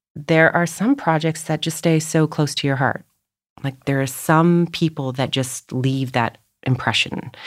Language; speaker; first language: English; native; English